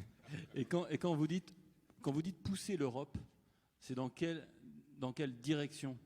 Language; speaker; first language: French; native; French